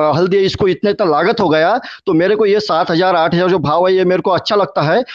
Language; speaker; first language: Hindi; non-native, local second language; Marathi